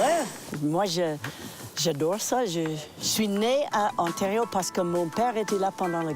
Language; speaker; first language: French; non-native, local second language; English